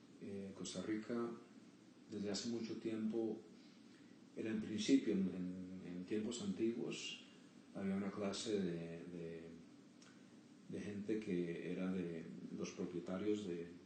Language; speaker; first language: Spanish; early bilingual, heritage; Spanish